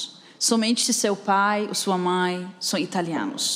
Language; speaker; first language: Portuguese; non-native, fluent; Arabic